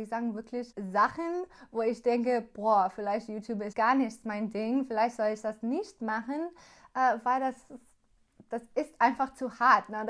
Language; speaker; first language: German; non-native, learner; English